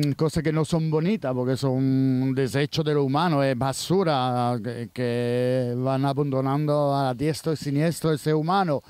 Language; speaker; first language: Spanish; non-native, fluent; Swiss German